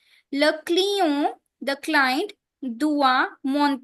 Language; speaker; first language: French; non-native, fluent; Punjabi